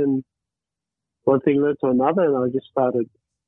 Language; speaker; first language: English; native; English